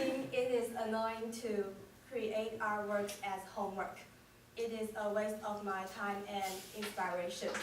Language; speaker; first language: English; non-native, fluent; Chinese